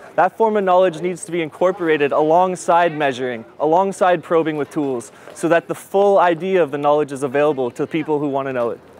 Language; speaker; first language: English; native; English